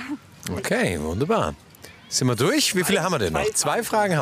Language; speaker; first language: German; native; German